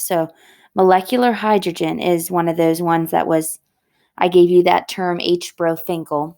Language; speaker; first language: English; native; English